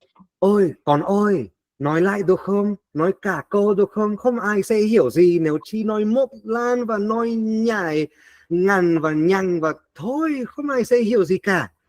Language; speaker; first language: Vietnamese; non-native, fluent; Spanish